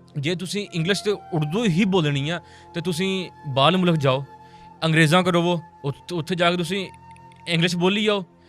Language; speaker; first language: Punjabi; native; Punjabi